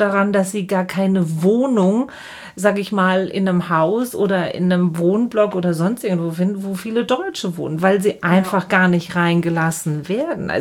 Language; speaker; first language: German; native; German